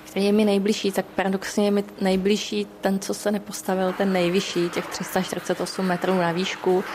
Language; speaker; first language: Czech; native; Czech